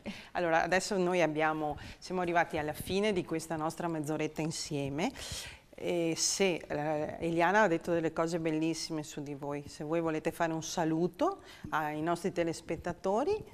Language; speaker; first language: Italian; native; Italian